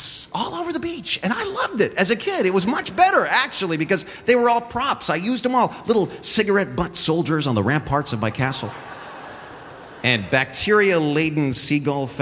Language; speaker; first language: English; native; English